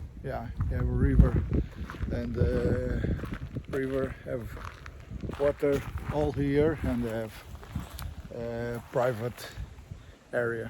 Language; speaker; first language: English; non-native, learner; Portuguese